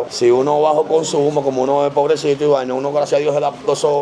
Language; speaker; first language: Spanish; native; Spanish